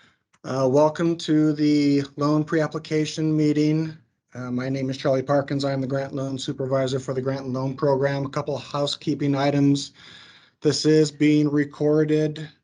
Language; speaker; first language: English; native; English